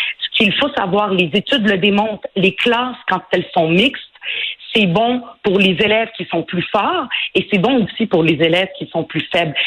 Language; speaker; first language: French; early bilingual, other home language; Arabic